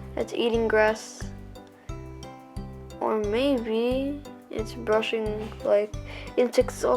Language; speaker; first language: English; early bilingual, other home language; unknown